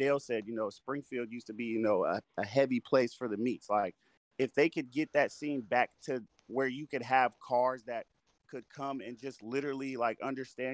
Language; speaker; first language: English; native; English